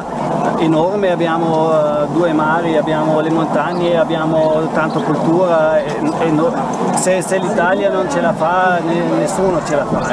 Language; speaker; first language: Italian; non-native, local second language; German